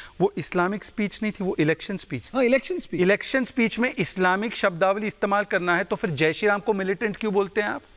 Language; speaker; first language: Hindi; native; Hindi